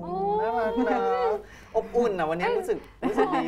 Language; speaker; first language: Thai; native; Thai